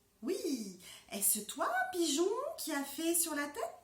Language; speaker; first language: French; native; French